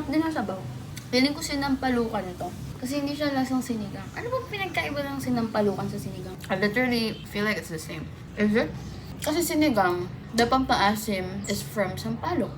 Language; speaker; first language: Filipino; native; Filipino